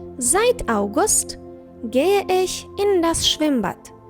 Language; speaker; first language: German; non-native, fluent; Ukrainian